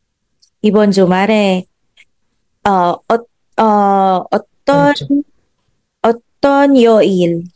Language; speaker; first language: Korean; non-native, fluent; Filipino